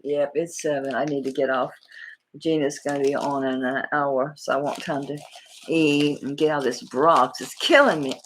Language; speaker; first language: English; native; English